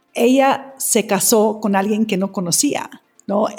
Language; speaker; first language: Spanish; non-native, fluent; English